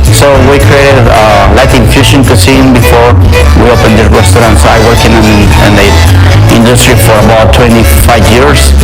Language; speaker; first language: English; non-native, fluent; Spanish